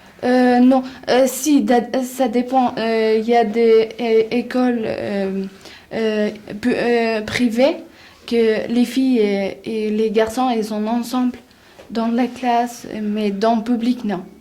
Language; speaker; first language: French; non-native, learner; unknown